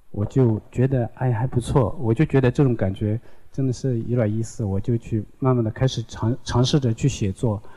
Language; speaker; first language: Chinese; non-native, local second language; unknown